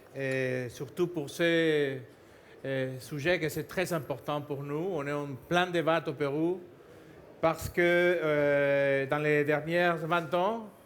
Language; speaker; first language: French; non-native, fluent; Spanish